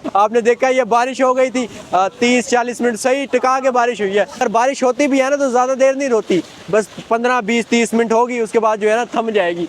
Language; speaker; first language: Urdu; native; Urdu